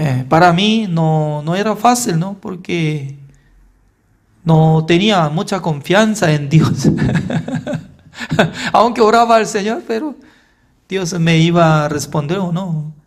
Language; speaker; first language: Spanish; non-native, fluent; Korean